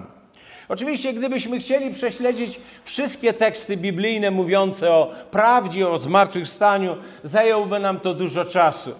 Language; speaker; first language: Polish; native; Polish